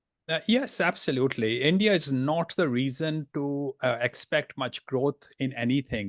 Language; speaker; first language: English; non-native, fluent; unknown